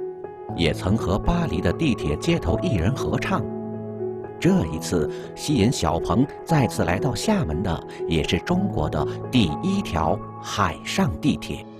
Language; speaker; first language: Chinese; native; Chinese